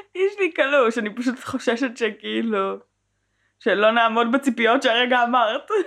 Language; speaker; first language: Hebrew; native; Hebrew